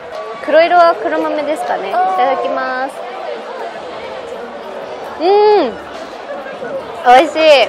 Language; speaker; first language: Japanese; native; Japanese